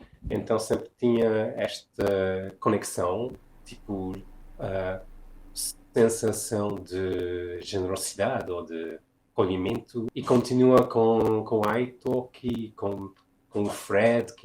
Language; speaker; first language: Portuguese; non-native, fluent; English